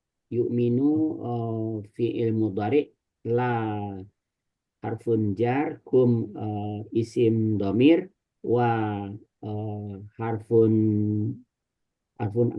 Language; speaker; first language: Arabic; non-native, learner; Indonesian